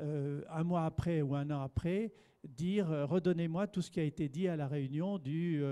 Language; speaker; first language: French; native; French